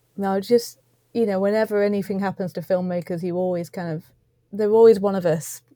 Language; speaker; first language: English; native; English